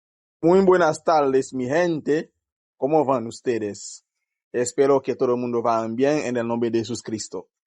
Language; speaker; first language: Spanish; non-native, fluent; Haitian Creole